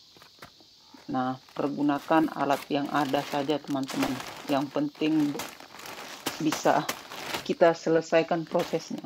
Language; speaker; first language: Indonesian; native; Indonesian